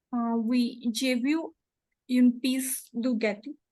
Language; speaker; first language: French; non-native, learner; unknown